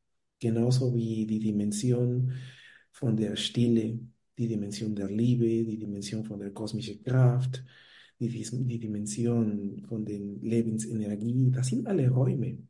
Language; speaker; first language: German; non-native, fluent; Spanish